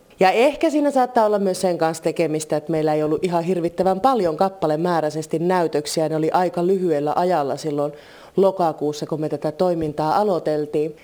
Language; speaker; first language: Finnish; native; Finnish